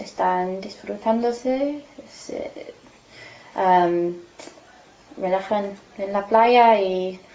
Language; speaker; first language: Spanish; non-native, fluent; English